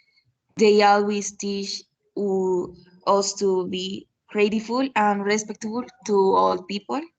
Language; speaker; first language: English; non-native, learner; Spanish